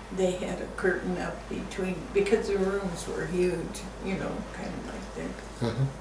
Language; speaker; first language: English; native; English